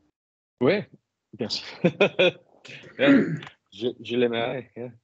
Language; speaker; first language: French; non-native, learner; English